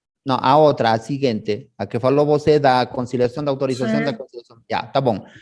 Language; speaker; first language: Portuguese; non-native, learner; Spanish